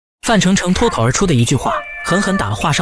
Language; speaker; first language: Chinese; native; Chinese